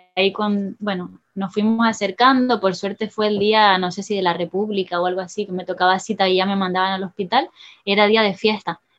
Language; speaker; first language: Spanish; native; Spanish